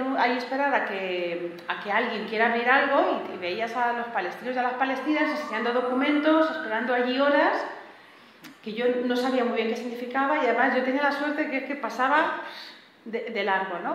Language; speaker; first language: Spanish; native; Spanish